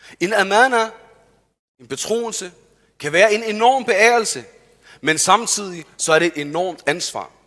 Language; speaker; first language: Danish; early bilingual, other home language; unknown